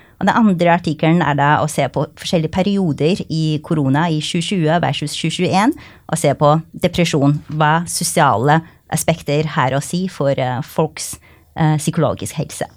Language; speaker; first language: Norwegian; non-native, fluent; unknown